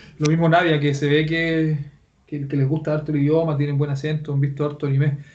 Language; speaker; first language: Spanish; native; Spanish